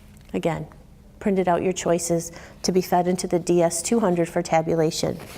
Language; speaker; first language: English; native; English